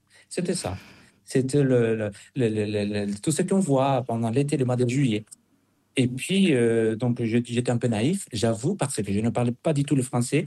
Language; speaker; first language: French; non-native, fluent; Spanish